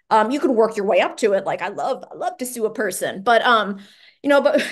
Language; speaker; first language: English; native; English